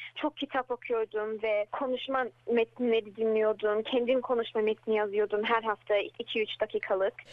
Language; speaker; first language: Turkish; early bilingual, heritage; Turkish